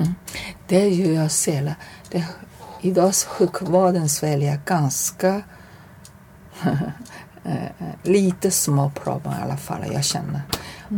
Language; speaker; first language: Swedish; non-native, learner; Chinese